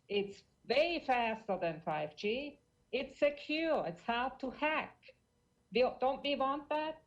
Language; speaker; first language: English; non-native, fluent; German